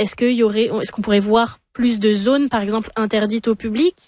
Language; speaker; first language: French; native; French